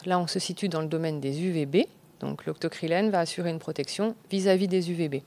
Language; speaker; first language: French; native; French